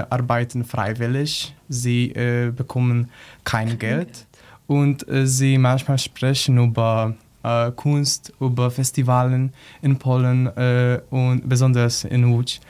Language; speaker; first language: German; non-native, learner; Polish